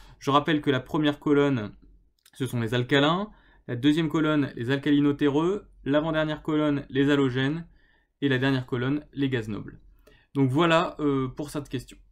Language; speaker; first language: French; native; French